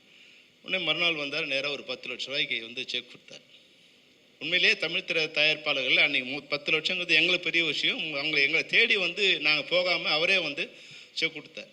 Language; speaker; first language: Tamil; native; Tamil